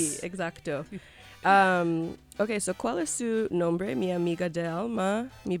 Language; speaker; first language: Spanish; non-native, learner; English